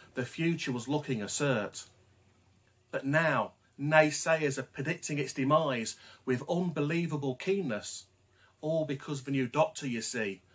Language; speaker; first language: English; native; English